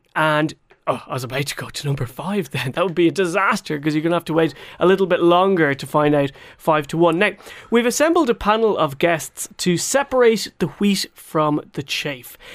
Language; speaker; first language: English; native; English